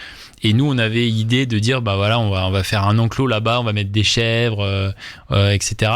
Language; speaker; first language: French; native; French